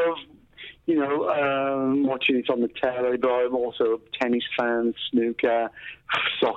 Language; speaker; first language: English; native; English